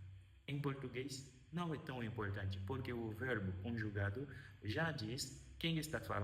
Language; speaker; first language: Portuguese; non-native, fluent; Haitian Creole